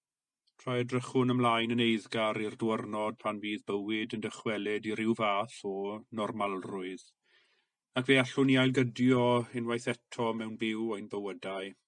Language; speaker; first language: Welsh; native; Welsh